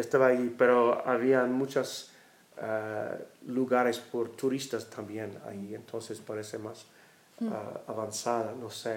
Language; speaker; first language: Spanish; non-native, fluent; English